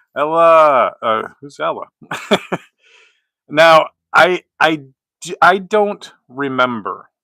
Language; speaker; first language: English; native; English